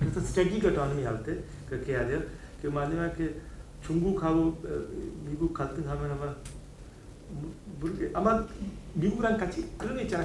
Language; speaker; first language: Korean; non-native, learner; Hindi